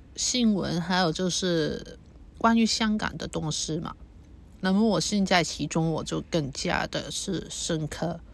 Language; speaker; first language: Chinese; non-native, local second language; Cantonese